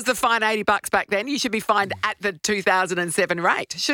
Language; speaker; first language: English; native; English